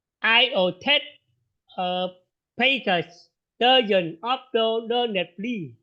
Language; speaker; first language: English; non-native, learner; Vietnamese